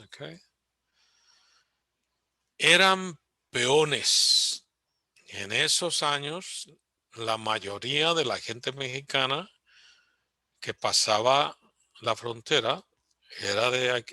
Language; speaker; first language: Spanish; early bilingual, heritage; Spanish